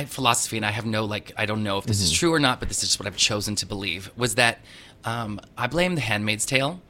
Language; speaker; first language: English; native; English